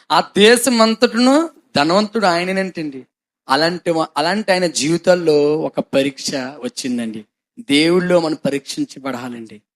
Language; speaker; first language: Telugu; non-native, local second language; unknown